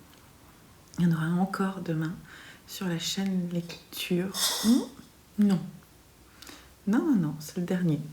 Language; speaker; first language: French; native; French